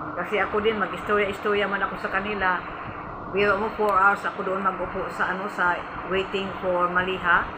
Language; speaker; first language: Filipino; non-native, local second language; Cebuano